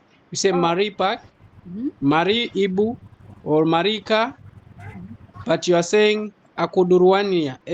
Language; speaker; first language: English; non-native, fluent; Nyanja